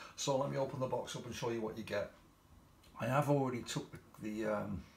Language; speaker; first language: English; native; English